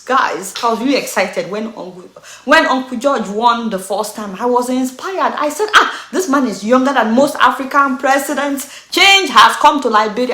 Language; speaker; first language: English; non-native, local second language; Yoruba